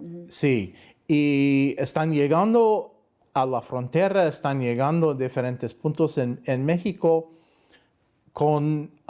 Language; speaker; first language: Spanish; non-native, fluent; English